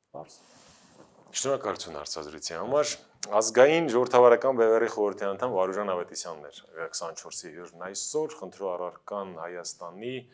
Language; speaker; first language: Armenian; native; Armenian